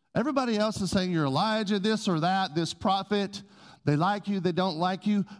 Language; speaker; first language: English; native; English